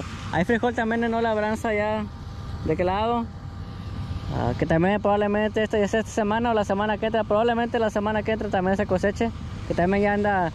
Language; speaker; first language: Spanish; native; Spanish